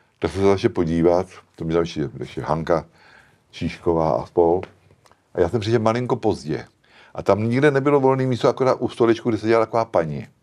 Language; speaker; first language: Czech; native; Czech